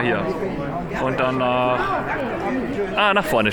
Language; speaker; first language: German; native; German